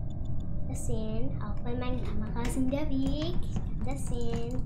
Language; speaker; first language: German; non-native, learner; English